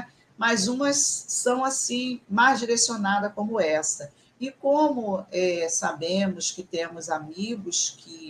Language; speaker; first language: Portuguese; native; Portuguese